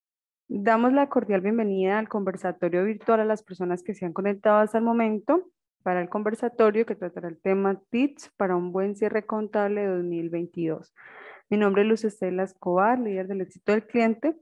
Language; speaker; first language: Spanish; native; Spanish